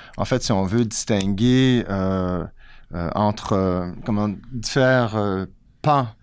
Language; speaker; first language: French; native; French